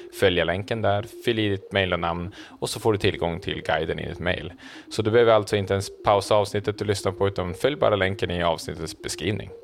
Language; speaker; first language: Swedish; native; Swedish